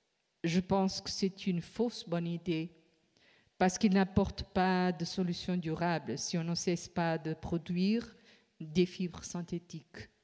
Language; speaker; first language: French; non-native, fluent; Portuguese